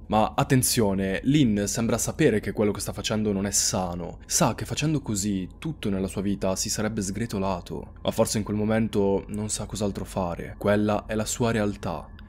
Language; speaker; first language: Italian; native; Italian